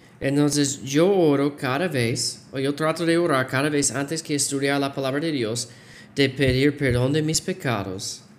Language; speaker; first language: Spanish; non-native, fluent; English